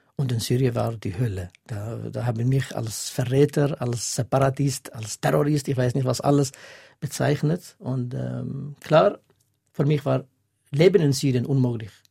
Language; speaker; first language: German; non-native, fluent; Kurdish